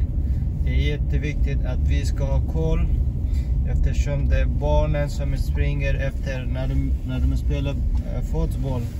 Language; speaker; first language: Swedish; non-native, fluent; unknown